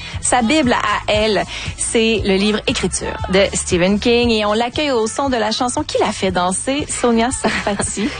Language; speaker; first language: French; native; French